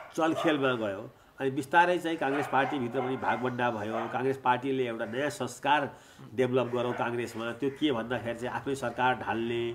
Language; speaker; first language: Nepali; native; Nepali